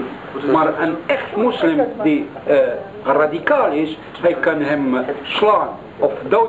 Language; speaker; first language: Dutch; non-native, learner; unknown